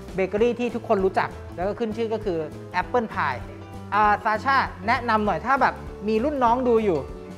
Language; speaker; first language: Thai; native; Thai